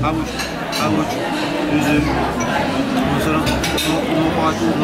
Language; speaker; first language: Turkish; non-native, learner; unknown